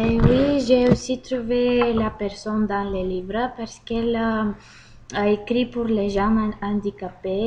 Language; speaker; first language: French; non-native, learner; Bulgarian